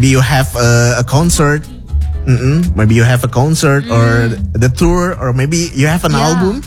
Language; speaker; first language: English; non-native, fluent; Indonesian